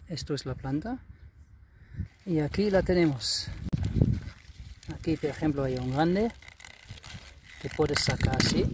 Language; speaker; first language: Spanish; non-native, fluent; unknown